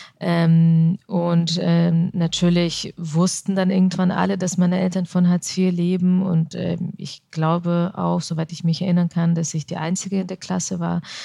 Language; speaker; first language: German; early bilingual, other home language; Russian